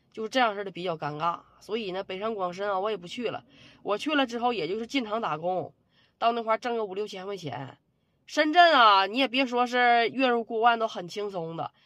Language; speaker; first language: Chinese; native; Chinese